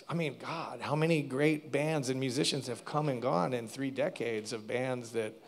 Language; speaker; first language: English; native; English